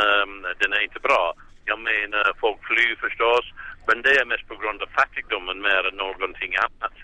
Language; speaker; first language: Swedish; non-native, fluent; English